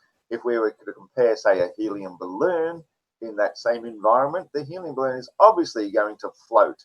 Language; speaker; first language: English; native; English